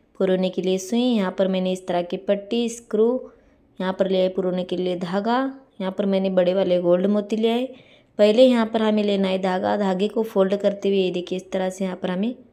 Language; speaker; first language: Hindi; native; Hindi